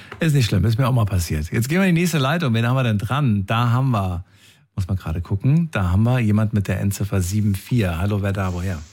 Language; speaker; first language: German; native; German